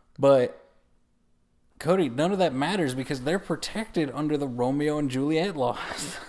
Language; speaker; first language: English; native; English